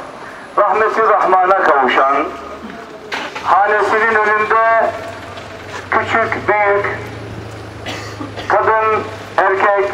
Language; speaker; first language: Turkish; native; Turkish